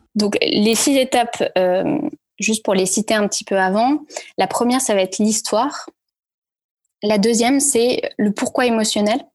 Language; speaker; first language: French; native; French